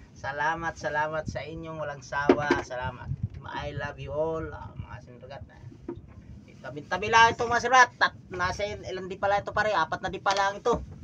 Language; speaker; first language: Filipino; native; Filipino